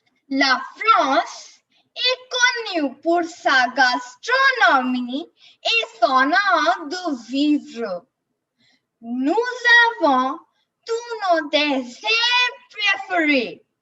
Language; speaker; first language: French; non-native, learner; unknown